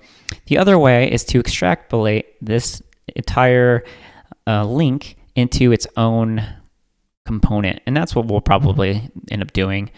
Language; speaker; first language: English; native; English